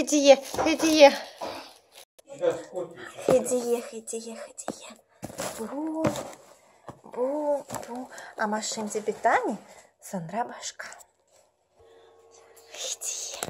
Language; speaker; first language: Turkish; non-native, learner; Russian